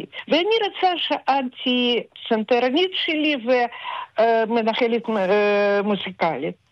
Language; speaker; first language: Hebrew; non-native, fluent; Russian